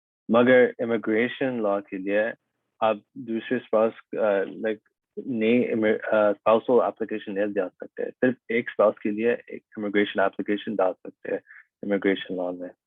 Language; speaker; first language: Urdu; early bilingual, heritage; Urdu